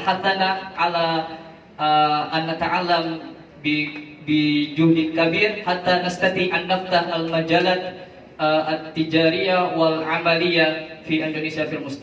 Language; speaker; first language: Arabic; non-native, fluent; Indonesian